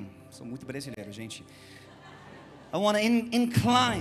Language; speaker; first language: Portuguese; non-native, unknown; English